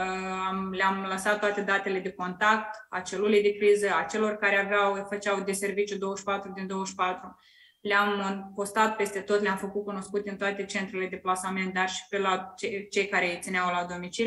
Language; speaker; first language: Romanian; native; Romanian